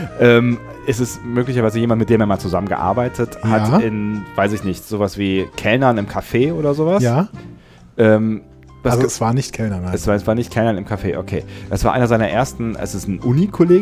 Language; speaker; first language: German; native; German